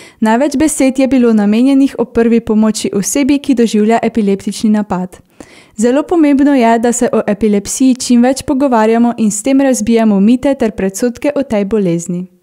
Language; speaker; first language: Slovenian; native; Slovenian